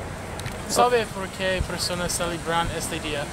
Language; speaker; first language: Spanish; non-native, learner; English